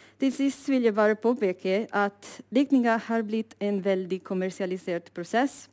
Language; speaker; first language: Norwegian; non-native, fluent; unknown